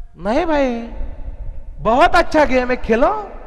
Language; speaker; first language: Hindi; non-native, local second language; Marathi